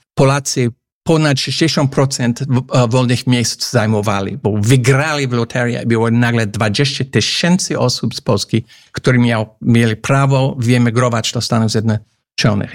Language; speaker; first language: Polish; non-native, fluent; English